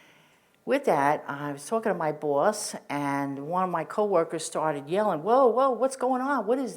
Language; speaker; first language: English; native; English